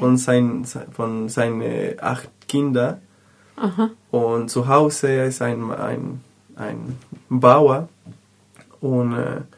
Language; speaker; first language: German; non-native, learner; Spanish